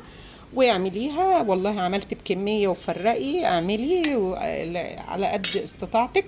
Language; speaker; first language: Arabic; native; Arabic